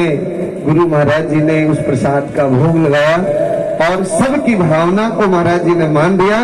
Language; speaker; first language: Hindi; native; Hindi